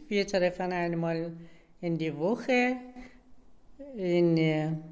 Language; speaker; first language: German; non-native, learner; Persian